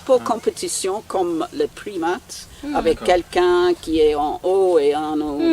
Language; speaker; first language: French; non-native, learner; English